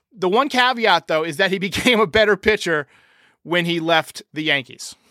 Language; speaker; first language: English; native; English